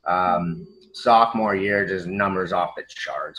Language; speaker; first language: English; native; English